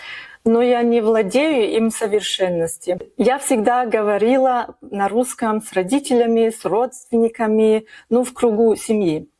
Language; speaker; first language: Russian; early bilingual, heritage; Russian